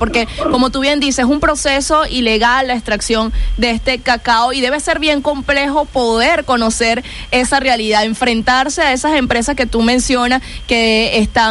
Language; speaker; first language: Spanish; native; Spanish